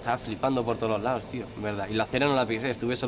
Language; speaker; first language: Spanish; native; Spanish